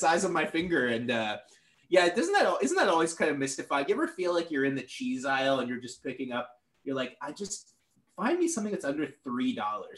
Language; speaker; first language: English; native; English